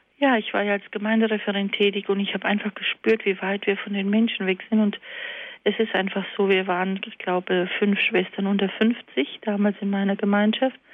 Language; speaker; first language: German; early bilingual, other home language; Croatian